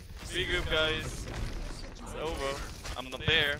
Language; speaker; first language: English; non-native, fluent; German